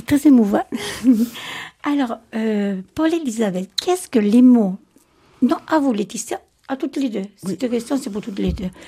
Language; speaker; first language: French; native; French